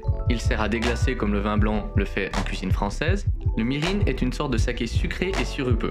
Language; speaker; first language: French; native; French